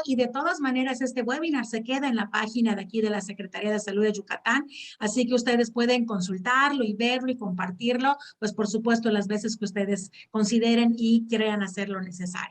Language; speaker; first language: Spanish; native; Spanish